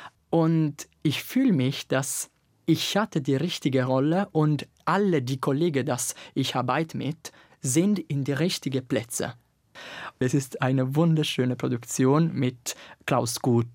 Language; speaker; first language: German; non-native, learner; Italian